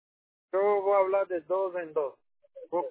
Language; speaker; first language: Spanish; non-native, learner; Portuguese